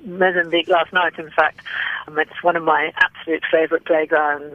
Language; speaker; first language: English; native; English